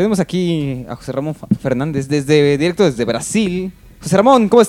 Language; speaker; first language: Spanish; native; Spanish